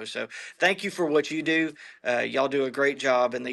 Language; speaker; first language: English; native; English